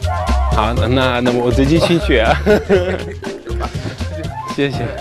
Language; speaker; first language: Chinese; non-native, learner; Italian